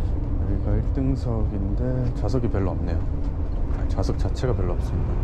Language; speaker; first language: Korean; native; Korean